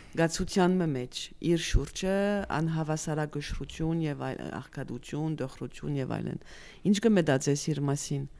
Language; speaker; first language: Armenian; early bilingual, heritage; Armenian